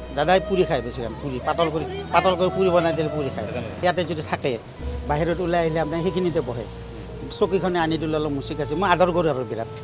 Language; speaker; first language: Assamese; non-native, local second language; Hindi